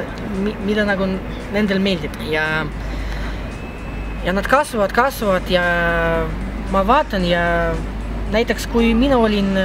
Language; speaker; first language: Estonian; non-native, local second language; Russian